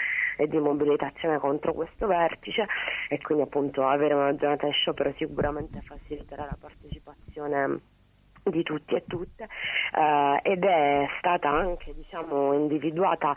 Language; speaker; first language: Italian; native; Italian